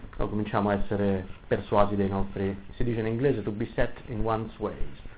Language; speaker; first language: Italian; native; Italian